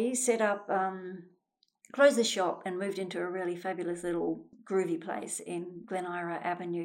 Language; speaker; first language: English; native; English